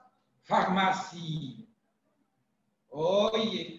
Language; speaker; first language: Spanish; non-native, fluent; French